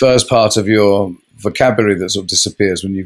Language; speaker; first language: English; native; English